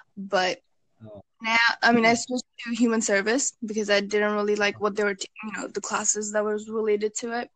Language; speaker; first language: English; early bilingual, other home language; Bangla